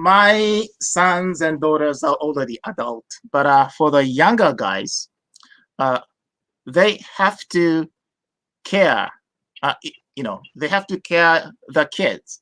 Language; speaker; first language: English; non-native, fluent; Japanese